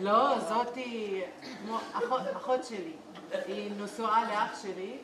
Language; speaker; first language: Hebrew; non-native, local second language; Arabic